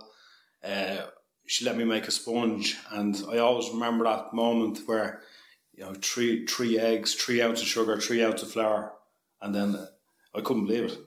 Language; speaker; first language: English; native; English